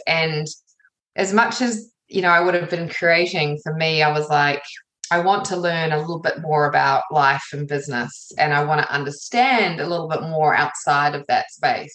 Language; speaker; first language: English; native; English